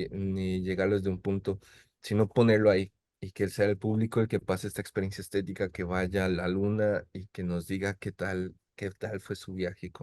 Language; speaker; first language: Spanish; native; Spanish